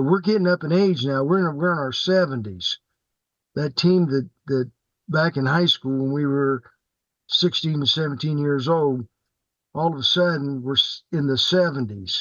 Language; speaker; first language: English; native; English